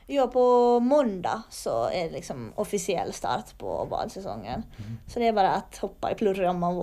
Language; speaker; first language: Swedish; native; Swedish